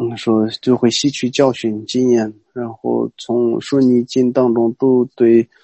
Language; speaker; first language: Chinese; non-native, local second language; Tibetan